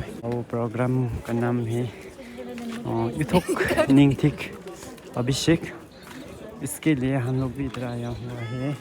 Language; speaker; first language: Hindi; non-native, local second language; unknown